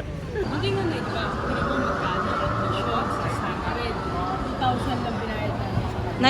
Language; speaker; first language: Filipino; native; Filipino